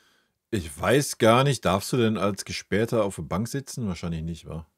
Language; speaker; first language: German; native; German